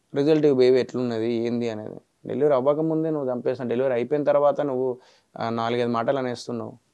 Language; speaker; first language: Telugu; native; Telugu